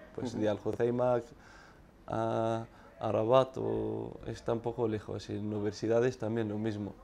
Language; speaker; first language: Spanish; non-native, fluent; Arabic